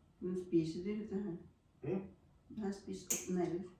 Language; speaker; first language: Norwegian; non-native, learner; Thai